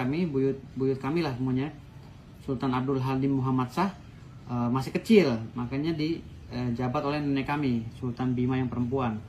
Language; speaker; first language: Indonesian; native; Indonesian